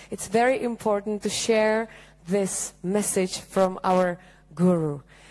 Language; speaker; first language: English; non-native, learner; Czech